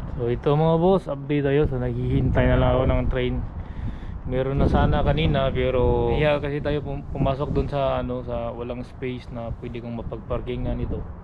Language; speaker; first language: Filipino; non-native, local second language; Cebuano